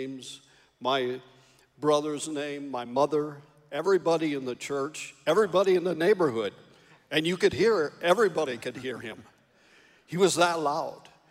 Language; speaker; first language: English; native; English